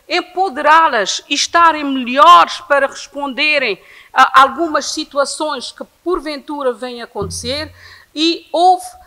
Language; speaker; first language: Portuguese; non-native, local second language; Kabuverdianu